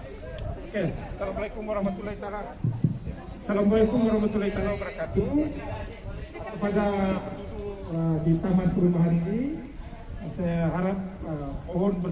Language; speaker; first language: Malay; native; Malay